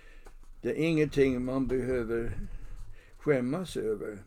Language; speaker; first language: Swedish; non-native, fluent; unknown